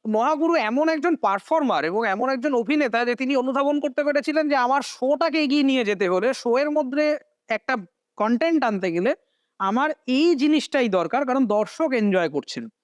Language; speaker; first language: Bangla; native; Bangla